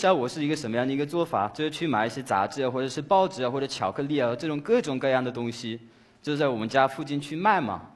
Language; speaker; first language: Chinese; non-native, fluent; English